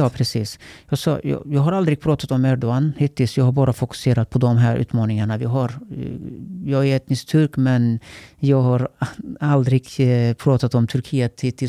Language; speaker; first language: Swedish; early bilingual, other home language; Turkish